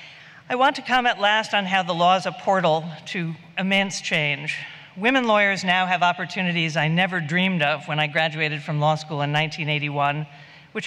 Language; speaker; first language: English; native; English